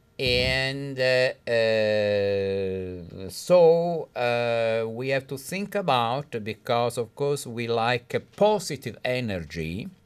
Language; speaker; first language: English; non-native, fluent; Italian